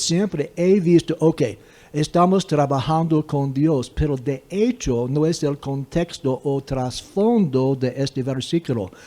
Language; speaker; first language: Spanish; non-native, fluent; English